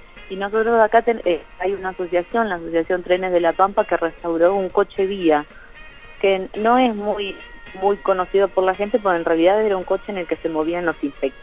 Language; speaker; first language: Spanish; native; Spanish